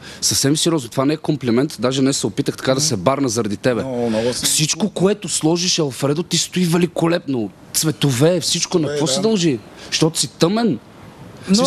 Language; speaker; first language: Bulgarian; native; Bulgarian